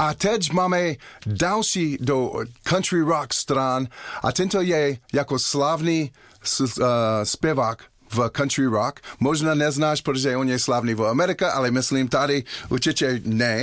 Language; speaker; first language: Czech; non-native, learner; English